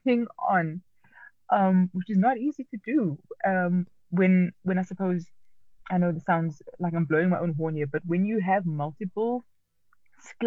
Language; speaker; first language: English; native; English